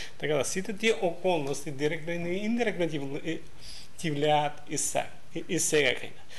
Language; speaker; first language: Macedonian; non-native, local second language; Albanian